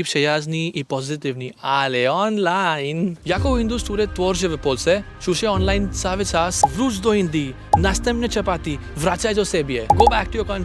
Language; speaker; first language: Polish; non-native, learner; Hindi